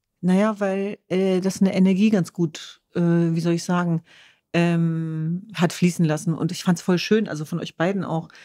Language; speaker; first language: German; early bilingual, other home language; Kurdish